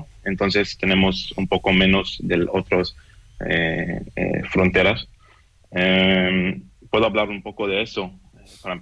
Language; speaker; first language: Spanish; non-native, fluent; Hebrew